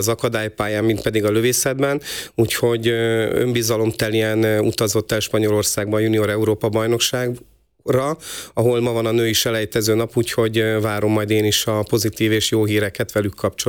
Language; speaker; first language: Hungarian; native; Hungarian